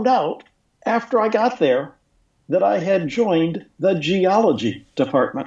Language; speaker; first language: English; native; English